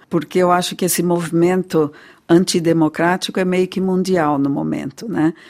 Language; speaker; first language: Portuguese; native; Portuguese